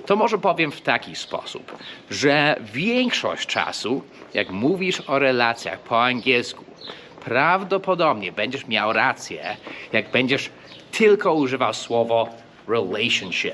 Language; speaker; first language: Polish; non-native, fluent; English